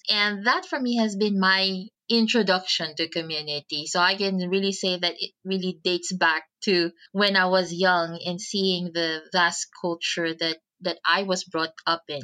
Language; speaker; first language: English; non-native, local second language; Filipino